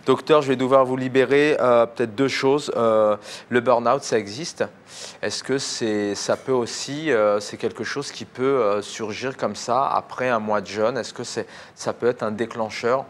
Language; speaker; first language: French; native; French